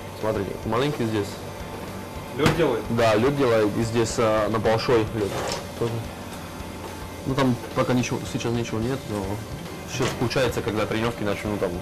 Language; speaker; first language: Russian; non-native, learner; Slovak